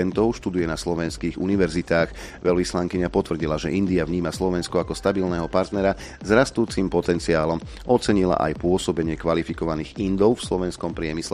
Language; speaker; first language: Slovak; native; Slovak